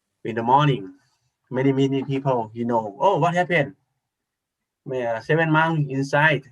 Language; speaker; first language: English; non-native, learner; Thai